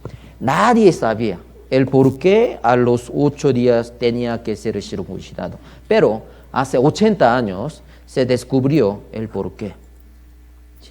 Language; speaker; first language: Spanish; non-native, learner; Korean